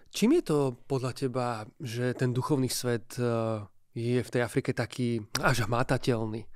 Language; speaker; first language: Slovak; native; Slovak